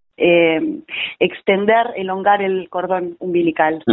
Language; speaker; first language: Spanish; native; Spanish